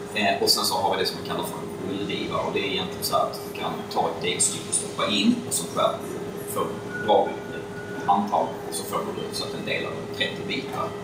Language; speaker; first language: Swedish; native; Swedish